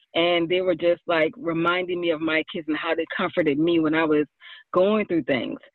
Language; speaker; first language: English; native; English